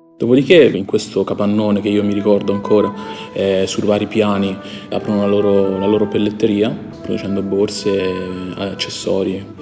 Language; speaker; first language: Italian; early bilingual, other home language; Chinese